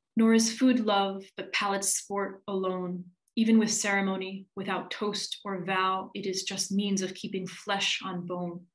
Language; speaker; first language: English; native; English